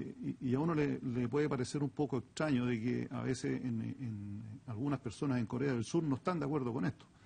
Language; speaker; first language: Spanish; native; Spanish